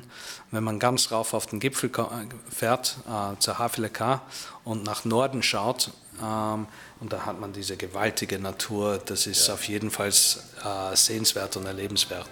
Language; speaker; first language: German; non-native, fluent; English